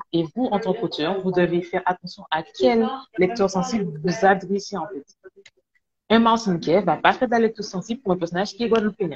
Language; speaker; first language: French; native; French